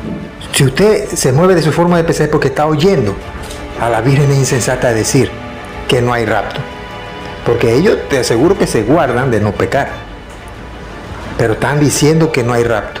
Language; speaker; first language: Spanish; native; Spanish